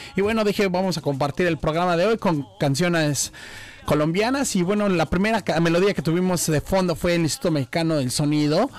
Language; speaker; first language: Spanish; native; Spanish